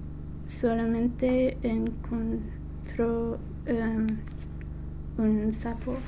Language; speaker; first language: Spanish; non-native, learner; English